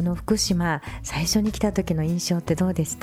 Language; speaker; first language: Japanese; native; Japanese